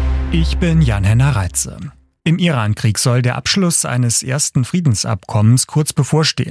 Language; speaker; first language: German; native; German